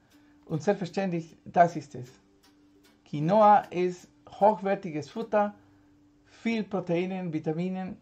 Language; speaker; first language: German; non-native, fluent; Spanish